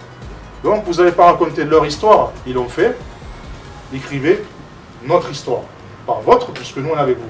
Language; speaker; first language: French; native; French